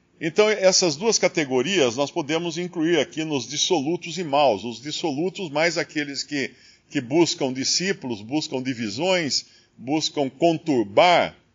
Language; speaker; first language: Portuguese; native; Portuguese